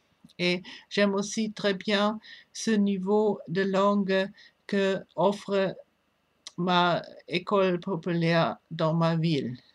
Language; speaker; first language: French; non-native, fluent; German